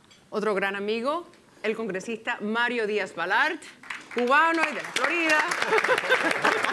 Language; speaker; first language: Spanish; early bilingual, heritage; Spanish